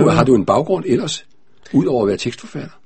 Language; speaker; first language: Danish; native; Danish